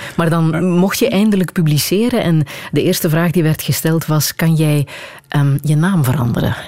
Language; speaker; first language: Dutch; native; Dutch